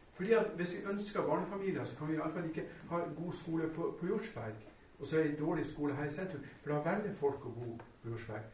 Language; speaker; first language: Norwegian; native; Norwegian